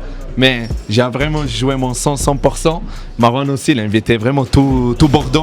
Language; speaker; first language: French; non-native, fluent; Italian